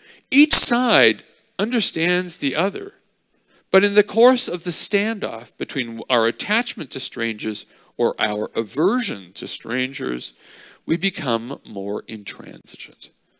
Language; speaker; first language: English; native; English